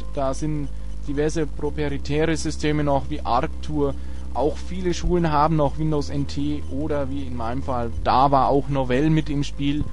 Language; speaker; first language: German; native; German